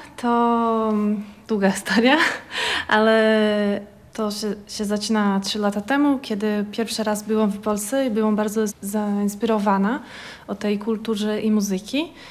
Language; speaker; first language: Polish; early bilingual, heritage; Polish